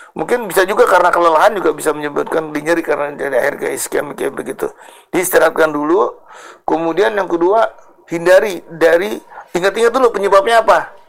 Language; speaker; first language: Indonesian; native; Indonesian